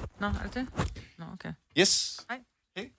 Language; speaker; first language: Danish; native; Danish